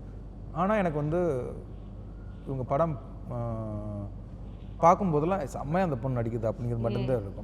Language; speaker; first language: Tamil; native; Tamil